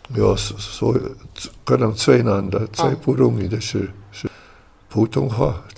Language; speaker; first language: Chinese; non-native, learner; Italian